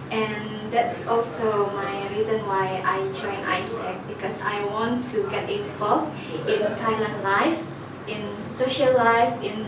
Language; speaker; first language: English; non-native, learner; Indonesian